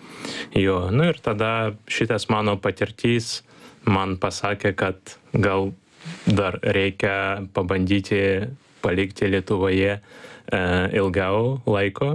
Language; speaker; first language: Lithuanian; non-native, learner; Ukrainian